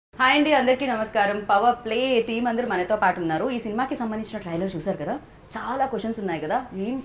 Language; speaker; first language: Telugu; native; Telugu